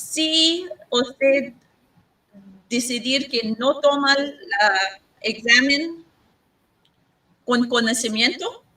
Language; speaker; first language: Spanish; non-native, learner; English